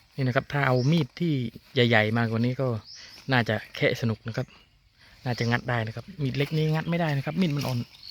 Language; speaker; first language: Thai; non-native, local second language; Northern Khmer